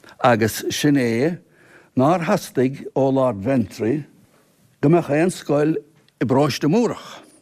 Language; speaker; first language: Irish; native; Irish